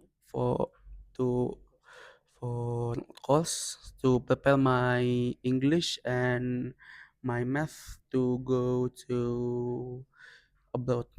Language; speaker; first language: English; non-native, learner; Indonesian